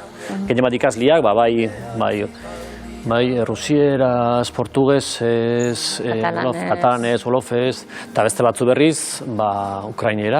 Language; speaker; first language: Basque; native; Basque